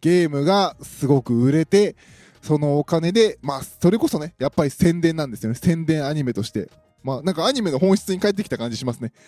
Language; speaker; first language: Japanese; native; Japanese